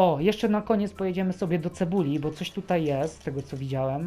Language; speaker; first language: Polish; native; Polish